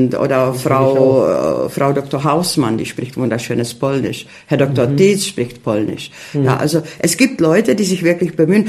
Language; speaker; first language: German; early bilingual, heritage; Czech